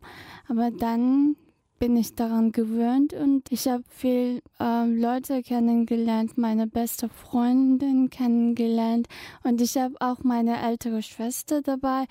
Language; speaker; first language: German; non-native, fluent; Tibetan